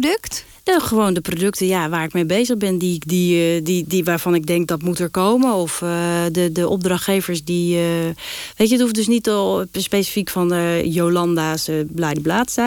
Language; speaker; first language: Dutch; native; Dutch